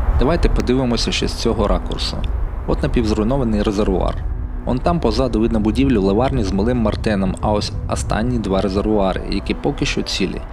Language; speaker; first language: Ukrainian; non-native, local second language; Russian